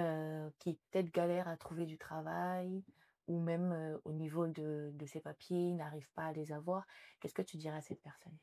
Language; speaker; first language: French; native; French